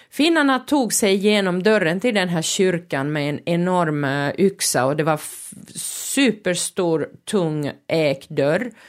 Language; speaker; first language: Swedish; non-native, local second language; Finnish